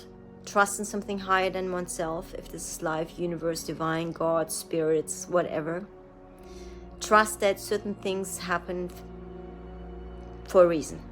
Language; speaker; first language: English; non-native, fluent; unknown